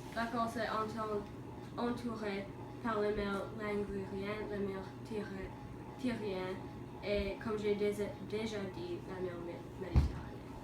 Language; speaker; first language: French; non-native, learner; English